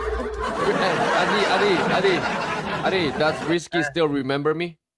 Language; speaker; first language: English; non-native, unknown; Chinese